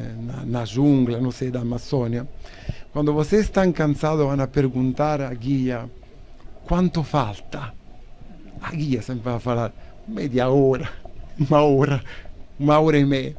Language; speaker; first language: Portuguese; non-native, learner; Italian